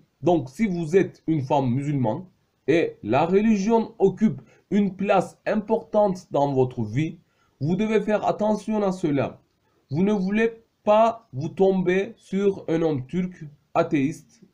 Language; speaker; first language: French; non-native, fluent; Turkish